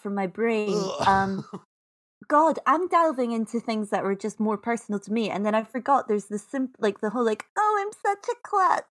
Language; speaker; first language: English; native; English